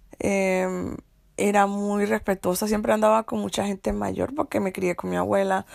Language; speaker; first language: Spanish; non-native, local second language; English